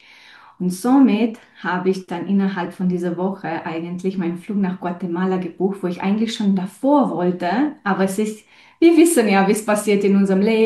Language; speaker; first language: German; non-native, fluent; Romanian